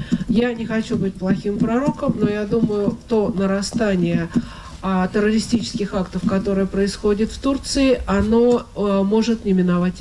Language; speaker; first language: Russian; native; Russian